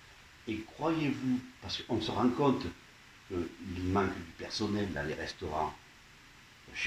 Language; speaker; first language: French; native; French